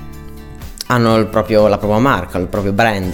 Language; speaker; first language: Italian; native; Italian